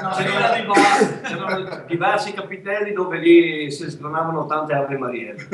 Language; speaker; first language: Italian; native; Italian